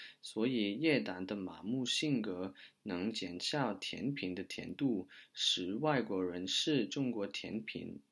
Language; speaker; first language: Chinese; non-native, learner; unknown